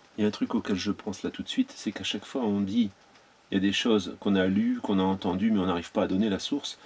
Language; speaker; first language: French; native; French